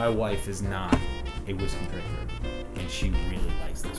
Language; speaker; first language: English; native; English